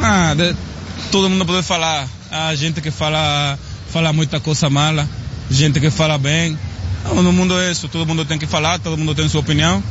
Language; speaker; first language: Portuguese; non-native, learner; Spanish